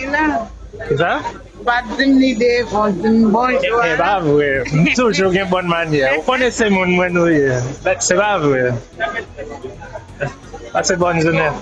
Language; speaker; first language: French; non-native, learner; English